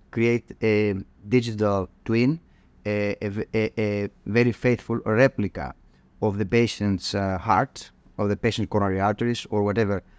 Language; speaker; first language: English; non-native, fluent; Greek